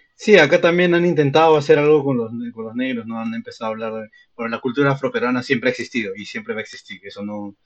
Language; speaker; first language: Spanish; native; Spanish